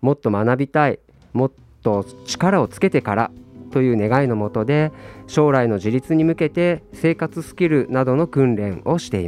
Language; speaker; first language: Japanese; native; Japanese